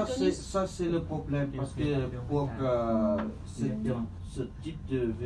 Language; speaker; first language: French; non-native, fluent; Vietnamese